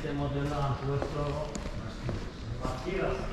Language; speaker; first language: Spanish; non-native, fluent; Polish